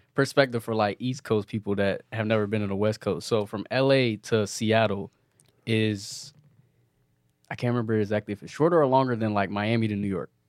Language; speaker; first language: English; native; English